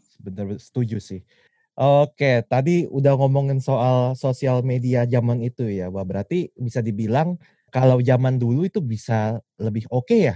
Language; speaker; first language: Indonesian; native; Indonesian